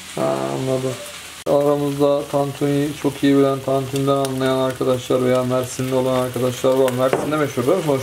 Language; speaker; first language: Turkish; native; Turkish